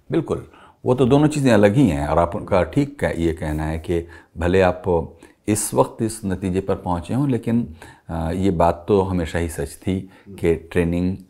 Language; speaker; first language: Hindi; native; Hindi